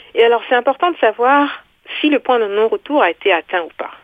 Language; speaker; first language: French; non-native, local second language; Kinyarwanda